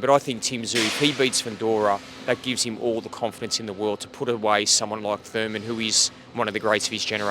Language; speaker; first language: English; native; English